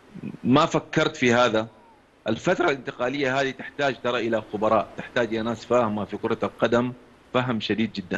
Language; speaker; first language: Arabic; native; Arabic